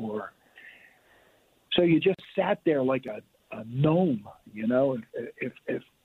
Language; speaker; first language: English; native; English